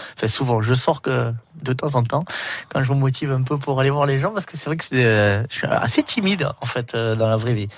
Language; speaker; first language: French; native; French